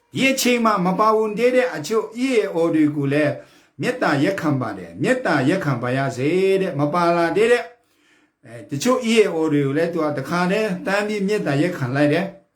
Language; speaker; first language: Burmese; non-native, local second language; Kachin